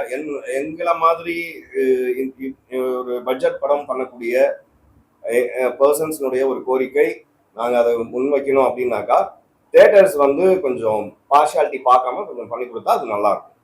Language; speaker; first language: Tamil; native; Tamil